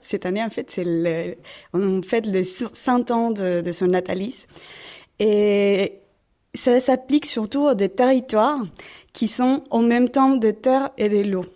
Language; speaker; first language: French; non-native, fluent; Spanish